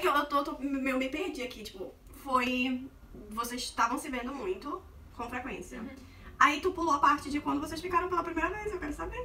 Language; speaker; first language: Portuguese; native; Portuguese